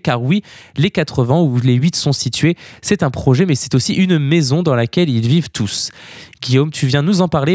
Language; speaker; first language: French; native; French